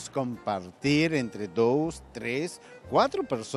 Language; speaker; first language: Portuguese; non-native, learner; Spanish